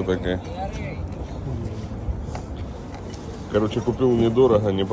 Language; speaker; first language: Russian; native; Russian